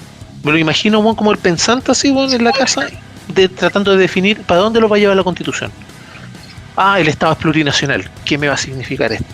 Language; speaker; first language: Spanish; native; Spanish